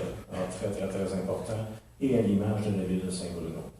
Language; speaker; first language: French; native; French